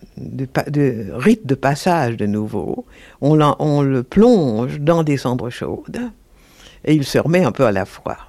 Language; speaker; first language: French; native; French